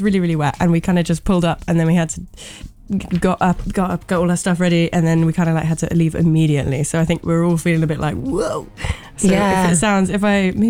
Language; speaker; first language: English; native; English